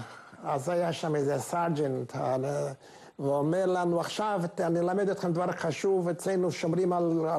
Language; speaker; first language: Hebrew; non-native, fluent; Hungarian